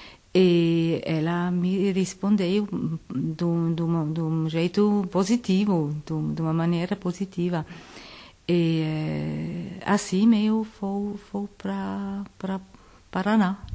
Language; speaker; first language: Portuguese; non-native, learner; Italian